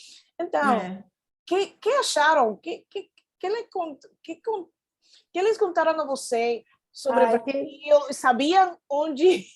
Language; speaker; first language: Portuguese; non-native, fluent; Spanish